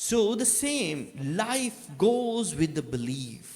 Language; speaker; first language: English; non-native, local second language; Urdu